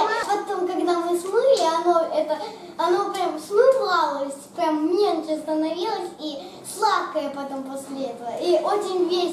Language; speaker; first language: Russian; early bilingual, heritage; Russian